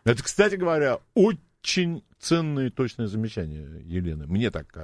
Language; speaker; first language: Russian; native; Russian